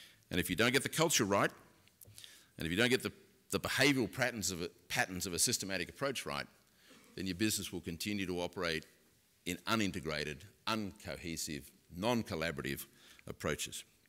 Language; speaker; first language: English; native; English